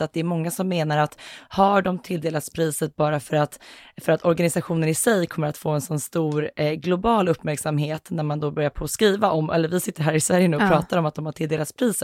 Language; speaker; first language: Swedish; native; Swedish